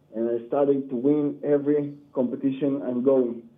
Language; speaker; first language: English; non-native, learner; Hebrew